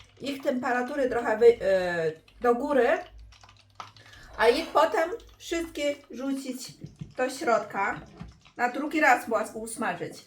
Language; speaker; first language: Polish; non-native, learner; Chinese